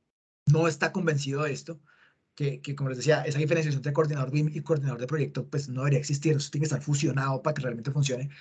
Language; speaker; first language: Spanish; native; Spanish